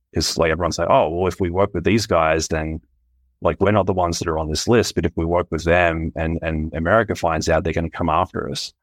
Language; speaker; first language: English; native; English